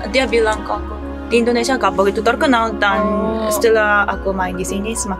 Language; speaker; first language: Indonesian; non-native, fluent; Korean